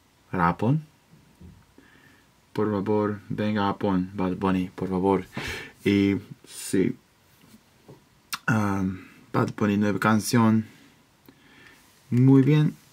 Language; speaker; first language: Spanish; non-native, learner; Japanese